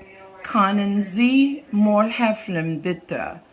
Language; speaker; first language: German; non-native, learner; English